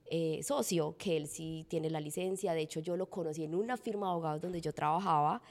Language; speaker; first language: Spanish; native; Spanish